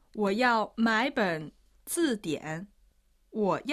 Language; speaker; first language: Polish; non-native, fluent; Chinese